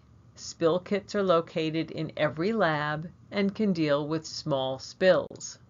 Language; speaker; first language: English; native; English